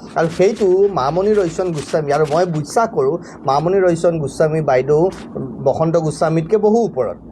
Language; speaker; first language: Assamese; native; Assamese